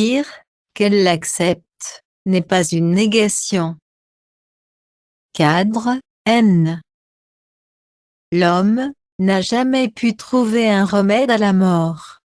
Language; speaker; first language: French; non-native, fluent; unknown